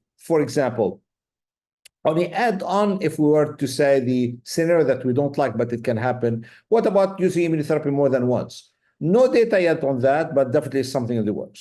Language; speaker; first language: English; non-native, fluent; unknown